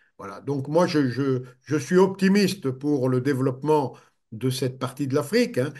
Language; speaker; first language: French; native; French